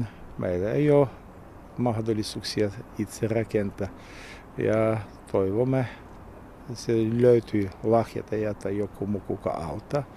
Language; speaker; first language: Finnish; non-native, learner; Russian